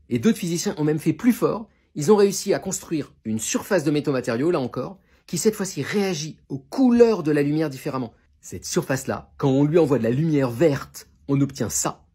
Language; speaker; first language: French; native; French